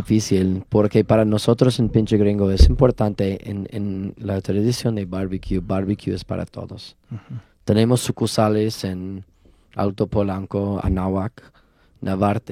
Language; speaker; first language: Spanish; non-native, learner; English